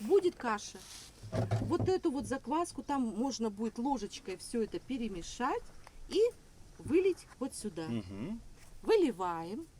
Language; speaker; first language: Russian; native; Russian